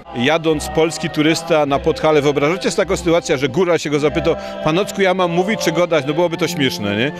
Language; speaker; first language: Polish; native; Polish